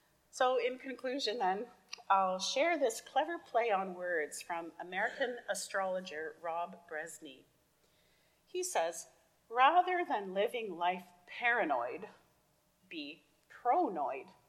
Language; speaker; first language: English; native; English